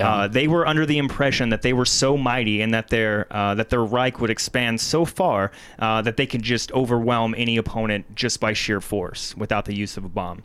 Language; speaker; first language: English; native; English